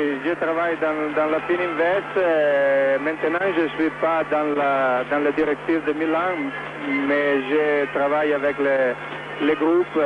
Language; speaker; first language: French; non-native, learner; Italian